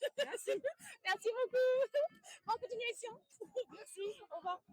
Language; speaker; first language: French; non-native, fluent; English